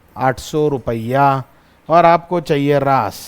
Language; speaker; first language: Hindi; non-native, local second language; Marathi